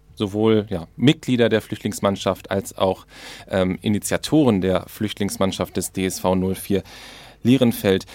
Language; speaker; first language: German; native; German